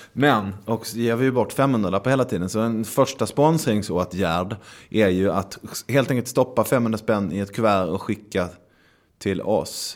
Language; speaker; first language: Swedish; native; Swedish